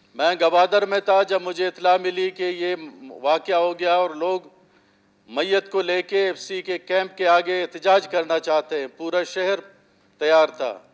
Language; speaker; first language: Urdu; non-native, local second language; Baluchi